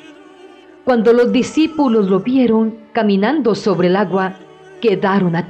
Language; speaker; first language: Spanish; native; Spanish